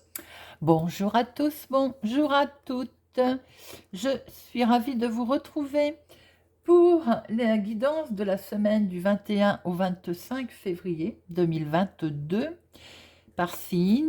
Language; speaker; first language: French; native; French